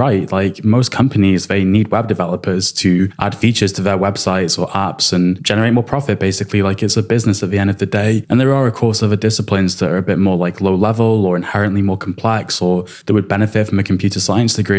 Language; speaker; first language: English; native; English